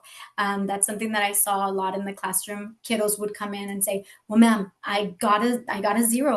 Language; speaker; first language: English; native; English